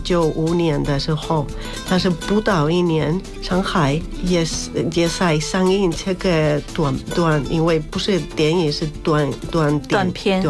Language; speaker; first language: Chinese; non-native, fluent; Spanish